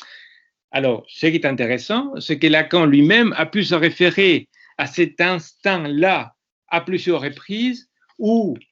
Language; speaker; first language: French; non-native, fluent; Spanish